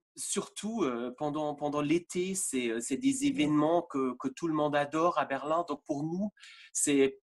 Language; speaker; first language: French; non-native, fluent; German